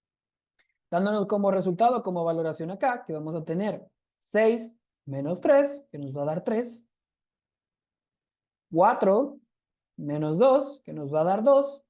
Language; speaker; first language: Spanish; native; Spanish